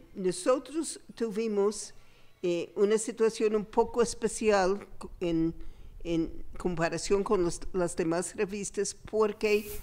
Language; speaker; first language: Spanish; non-native, fluent; English